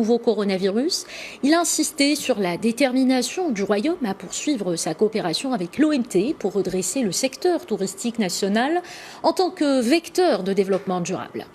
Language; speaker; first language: French; non-native, local second language; Arabic